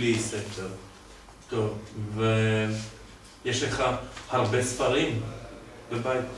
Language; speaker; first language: Hebrew; non-native, fluent; Serbian